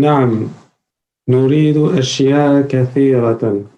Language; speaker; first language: Arabic; non-native, learner; French